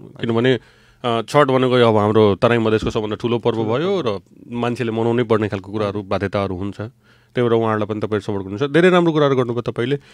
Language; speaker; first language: Nepali; non-native, local second language; Bhojpuri